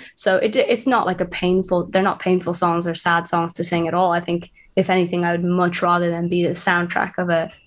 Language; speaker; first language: English; native; English